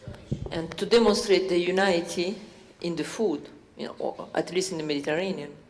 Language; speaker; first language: English; non-native, learner; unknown